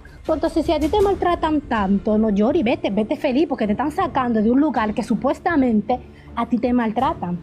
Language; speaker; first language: Spanish; native; Spanish